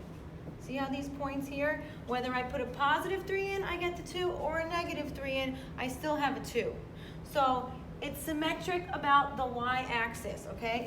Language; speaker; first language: English; native; English